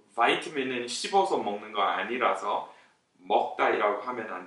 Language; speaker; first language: Korean; non-native, fluent; English